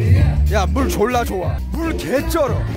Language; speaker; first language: Korean; native; Korean